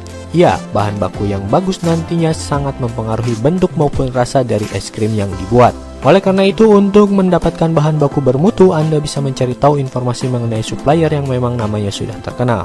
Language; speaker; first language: Indonesian; native; Indonesian